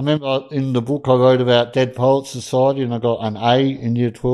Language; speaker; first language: English; native; English